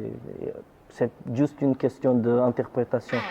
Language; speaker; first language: French; non-native, fluent; Portuguese